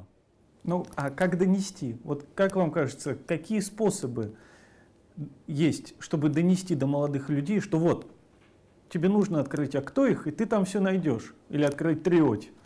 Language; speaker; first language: Russian; native; Russian